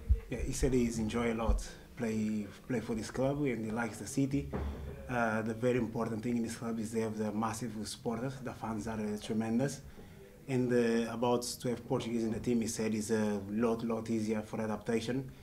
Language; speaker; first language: English; non-native, fluent; Portuguese